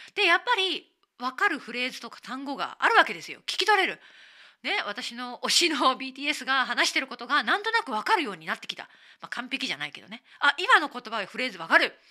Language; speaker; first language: Japanese; native; Japanese